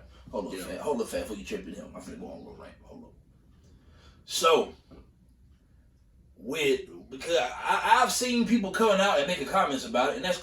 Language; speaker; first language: English; native; English